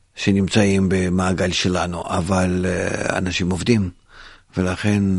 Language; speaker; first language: Hebrew; non-native, fluent; Russian